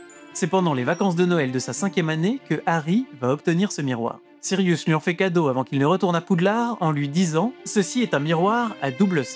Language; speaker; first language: French; native; French